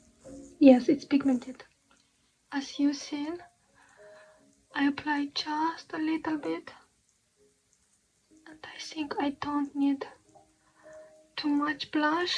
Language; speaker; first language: English; non-native, fluent; Romanian